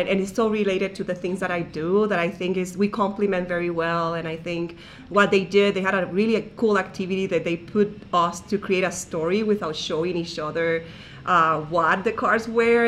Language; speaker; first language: English; non-native, fluent; Spanish